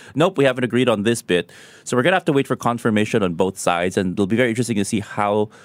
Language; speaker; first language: English; non-native, local second language; Filipino